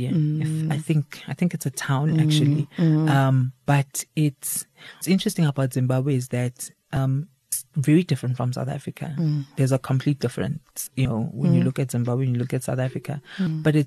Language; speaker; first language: English; non-native, local second language; Zulu